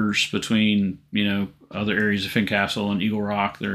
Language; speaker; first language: English; native; English